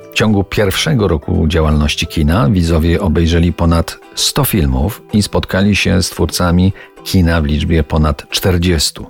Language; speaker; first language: Polish; native; Polish